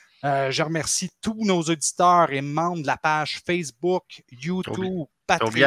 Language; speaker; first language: French; native; French